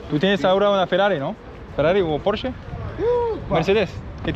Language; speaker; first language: Portuguese; non-native, learner; English